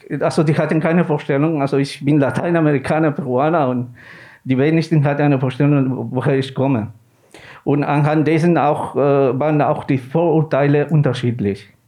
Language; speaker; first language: German; non-native, fluent; Spanish